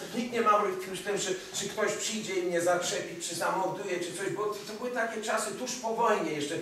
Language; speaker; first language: Polish; early bilingual, heritage; Polish